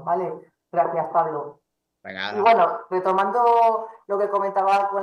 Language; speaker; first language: Spanish; native; Spanish